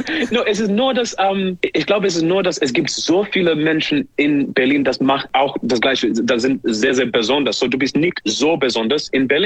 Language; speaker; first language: German; non-native, learner; English